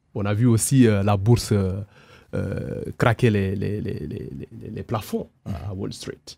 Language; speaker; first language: French; non-native, local second language; Wolof